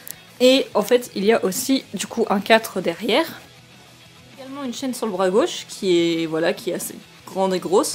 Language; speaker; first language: French; native; French